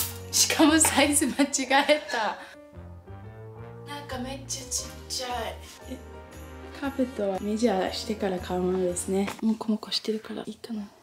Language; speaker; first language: Japanese; native; Japanese